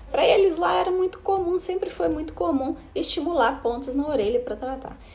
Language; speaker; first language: Portuguese; native; Portuguese